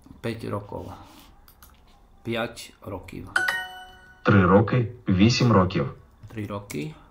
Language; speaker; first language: Ukrainian; non-native, learner; Slovak